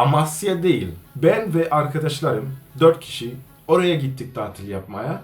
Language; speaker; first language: Turkish; non-native, fluent; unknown